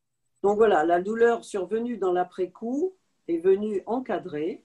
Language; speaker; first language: French; native; French